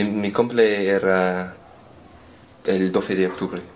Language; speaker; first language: Spanish; non-native, learner; English